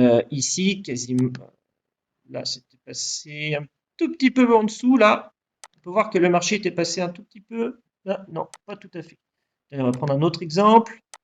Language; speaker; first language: French; native; French